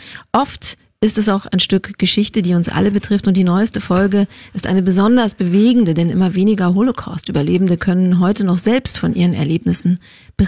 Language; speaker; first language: German; native; German